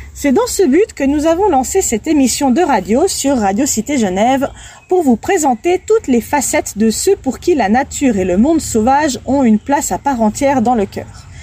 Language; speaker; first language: French; native; French